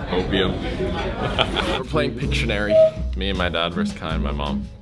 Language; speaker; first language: English; native; English